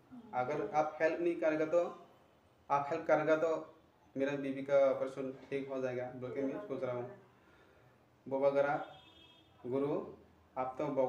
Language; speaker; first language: Hindi; non-native, local second language; Kok Borok